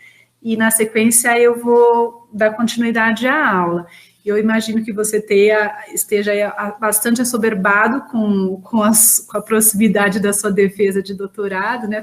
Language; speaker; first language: Portuguese; native; Portuguese